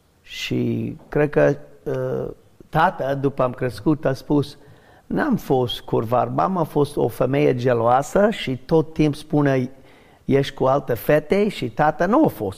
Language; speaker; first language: Romanian; non-native, learner; English